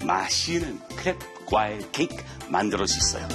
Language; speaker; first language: Korean; non-native, learner; English